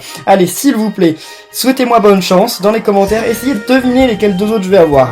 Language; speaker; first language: French; native; French